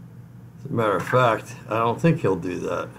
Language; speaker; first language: English; native; English